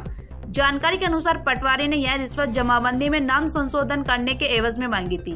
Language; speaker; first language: Hindi; native; Hindi